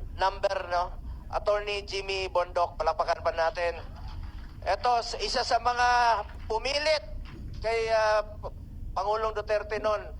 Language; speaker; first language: Filipino; non-native, local second language; Cebuano